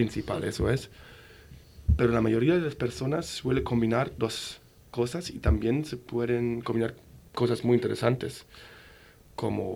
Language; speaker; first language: Spanish; non-native, fluent; German